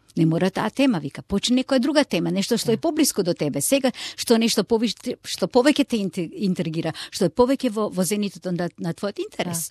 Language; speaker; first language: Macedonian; non-native, local second language; Turkish